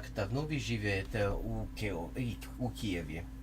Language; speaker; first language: Ukrainian; non-native, learner; English